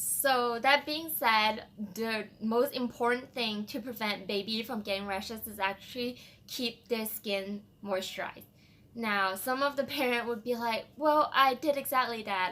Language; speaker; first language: English; non-native, fluent; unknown